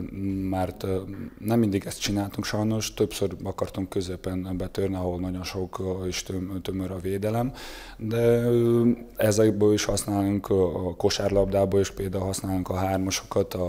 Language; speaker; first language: Hungarian; non-native, fluent; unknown